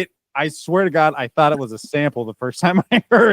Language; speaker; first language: English; native; English